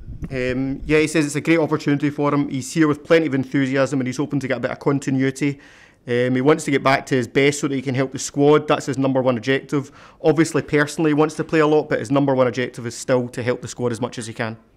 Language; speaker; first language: English; native; English